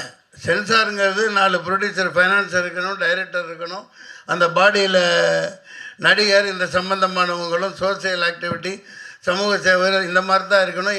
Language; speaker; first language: Tamil; native; Tamil